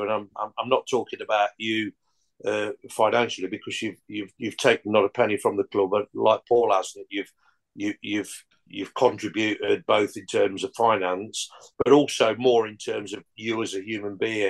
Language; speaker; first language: English; native; English